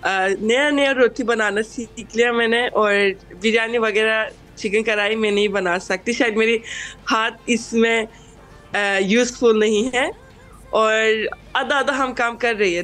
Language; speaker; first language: Hindi; non-native, fluent; Turkish